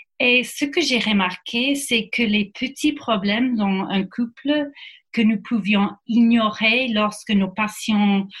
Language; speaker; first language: French; non-native, fluent; English